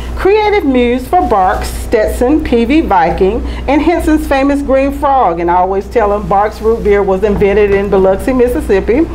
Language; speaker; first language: English; native; English